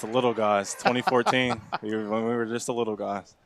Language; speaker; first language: English; native; English